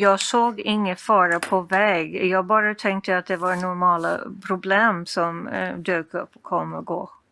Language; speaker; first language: Swedish; non-native, fluent; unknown